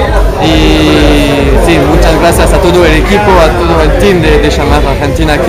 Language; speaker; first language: Spanish; non-native, learner; French